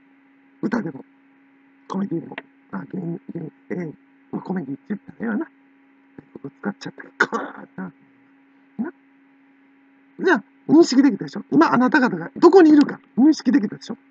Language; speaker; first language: Japanese; native; Japanese